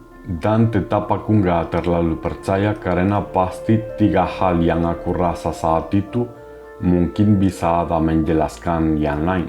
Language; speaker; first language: Indonesian; non-native, fluent; Spanish